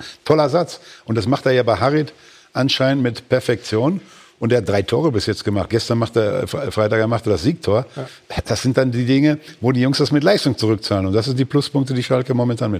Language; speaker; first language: German; native; German